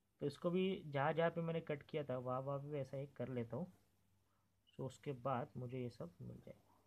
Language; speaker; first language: Hindi; non-native, local second language; Marathi